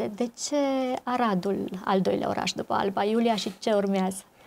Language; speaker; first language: Romanian; native; Romanian